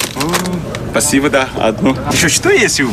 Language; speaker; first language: Russian; non-native, learner; Korean